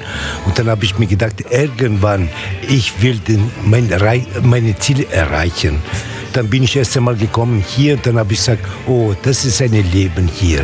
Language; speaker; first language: German; non-native, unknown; Italian